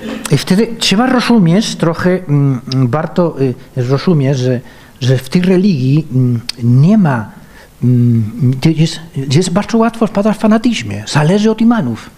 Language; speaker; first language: Polish; non-native, fluent; Spanish